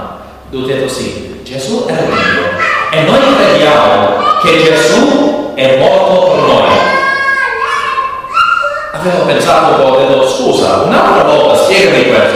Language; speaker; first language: Italian; non-native, learner; English